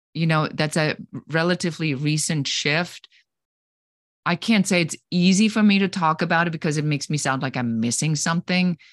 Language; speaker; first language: English; non-native, fluent; German